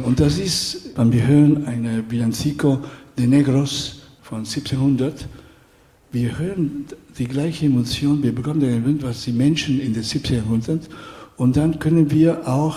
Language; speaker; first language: German; non-native, fluent; Spanish